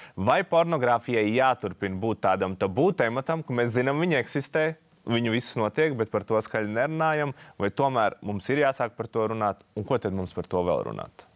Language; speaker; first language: Latvian; non-native, local second language; Russian